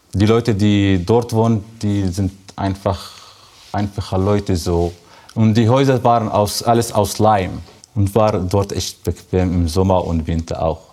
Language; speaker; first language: German; non-native, learner; Arabic